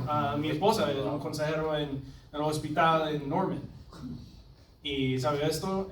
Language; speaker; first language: Spanish; non-native, learner; English